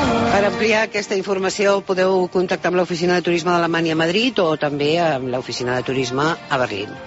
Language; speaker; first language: Catalan; native; Catalan